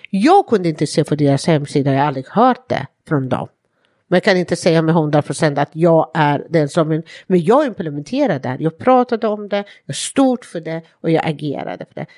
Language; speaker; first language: Swedish; non-native, fluent; Persian